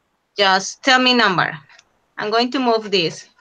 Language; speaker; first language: English; non-native, fluent; Spanish